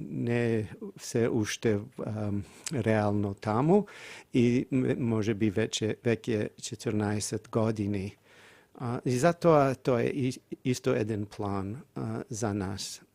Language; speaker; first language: Macedonian; non-native, fluent; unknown